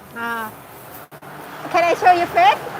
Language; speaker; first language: English; non-native, learner; Thai